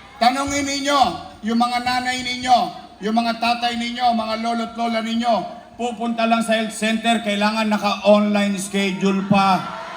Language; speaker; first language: Filipino; native; Filipino